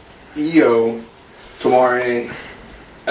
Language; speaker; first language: Spanish; non-native, learner; English